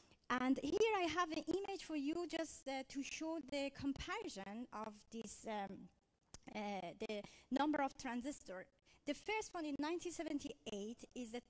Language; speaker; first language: English; non-native, fluent; Persian